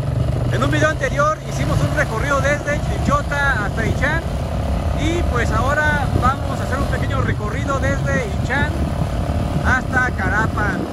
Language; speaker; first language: Spanish; native; Spanish